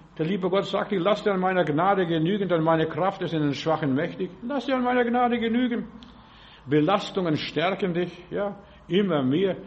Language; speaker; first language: German; early bilingual, other home language; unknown